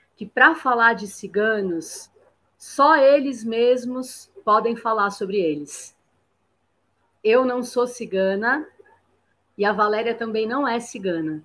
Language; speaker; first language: Portuguese; native; Portuguese